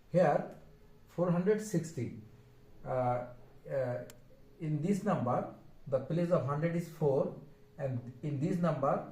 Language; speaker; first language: English; non-native, local second language; Bangla